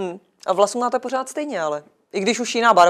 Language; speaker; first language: Czech; native; Czech